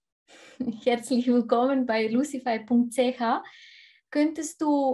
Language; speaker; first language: German; non-native, fluent; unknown